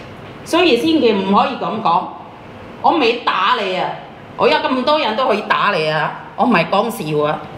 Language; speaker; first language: Cantonese; non-native, fluent; Indonesian